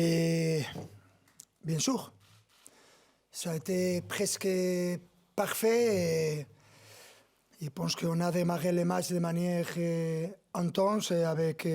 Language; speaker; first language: French; non-native, learner; Spanish